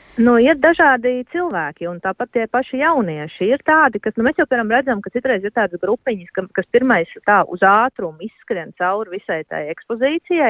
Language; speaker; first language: Latvian; native; Latvian